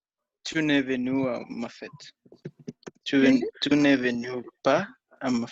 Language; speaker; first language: French; non-native, learner; Spanish